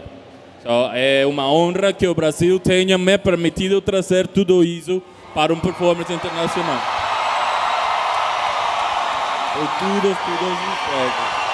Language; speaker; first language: Portuguese; non-native, learner; Spanish